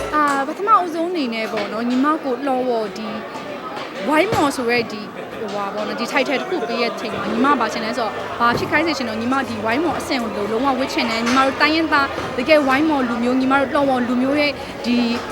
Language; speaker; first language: Burmese; non-native, local second language; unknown